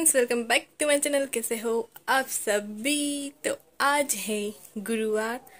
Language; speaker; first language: Hindi; non-native, local second language; Gujarati